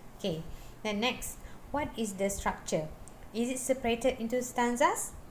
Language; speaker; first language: English; non-native, local second language; Malay